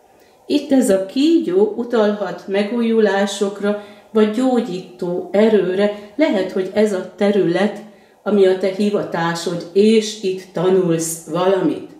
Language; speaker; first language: Hungarian; native; Hungarian